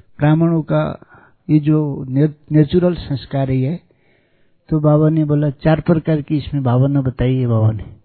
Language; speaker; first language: Hindi; native; Hindi